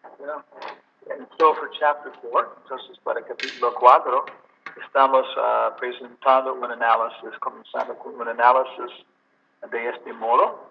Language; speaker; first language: Spanish; non-native, learner; English